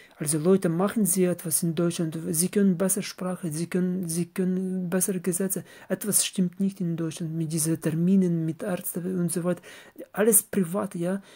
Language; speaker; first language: German; non-native, learner; Russian